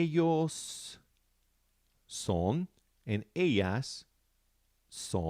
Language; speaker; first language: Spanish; non-native, fluent; English